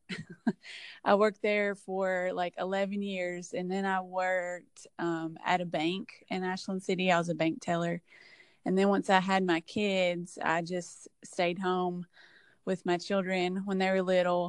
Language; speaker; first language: English; native; English